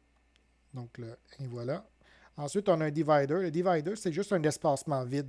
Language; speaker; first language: French; native; French